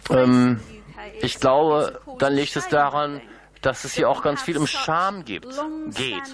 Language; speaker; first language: German; non-native, fluent; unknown